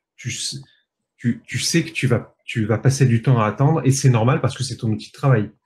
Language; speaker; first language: French; native; French